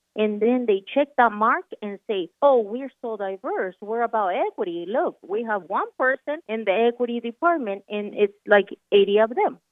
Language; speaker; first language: English; non-native, fluent; Spanish